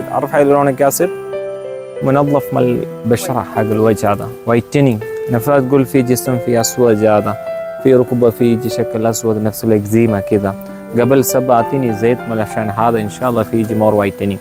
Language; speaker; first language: Arabic; non-native, learner; Malayalam